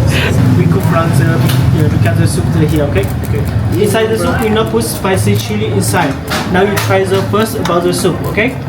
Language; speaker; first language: English; non-native, learner; Vietnamese